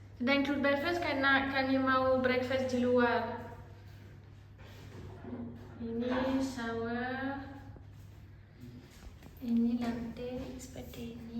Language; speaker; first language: Indonesian; non-native, learner; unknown